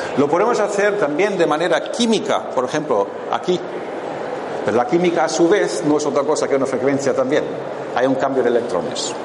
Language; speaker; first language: Spanish; non-native, fluent; German